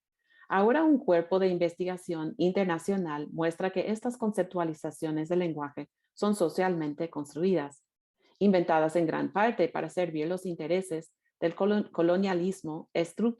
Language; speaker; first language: Spanish; non-native, fluent; English